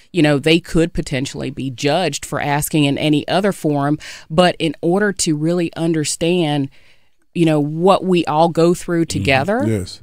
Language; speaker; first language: English; native; English